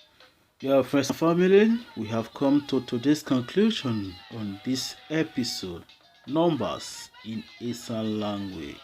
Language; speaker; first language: English; non-native, local second language; Esan